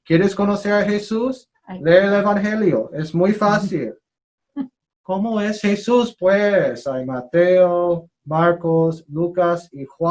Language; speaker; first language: Spanish; non-native, learner; English